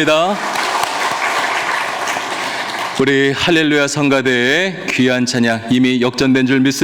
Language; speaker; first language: Korean; native; Korean